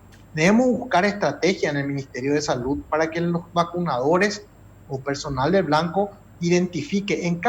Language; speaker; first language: Spanish; native; Spanish